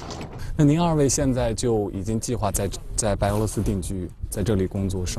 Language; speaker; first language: Chinese; native; Chinese